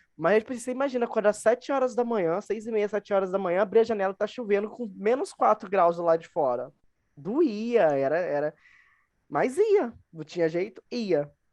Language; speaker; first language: Portuguese; native; Portuguese